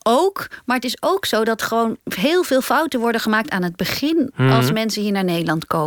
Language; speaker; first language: Dutch; native; Dutch